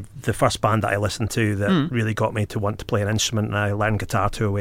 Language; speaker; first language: English; native; English